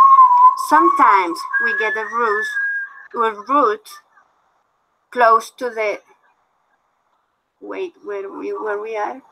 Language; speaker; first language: English; non-native, learner; Spanish